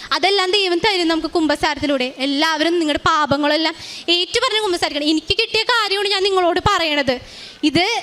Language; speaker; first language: Malayalam; native; Malayalam